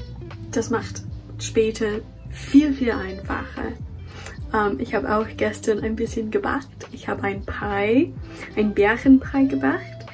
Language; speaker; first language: German; non-native, fluent; English